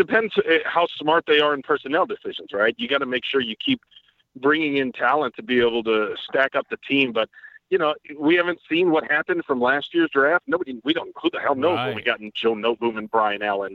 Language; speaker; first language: English; native; English